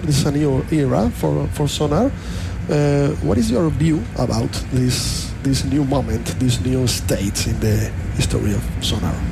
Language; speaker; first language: English; non-native, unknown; Spanish